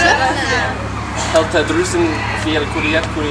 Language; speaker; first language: Arabic; non-native, learner; English